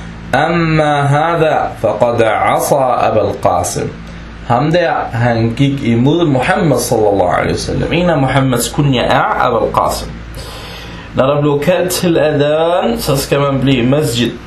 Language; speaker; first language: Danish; non-native, fluent; Arabic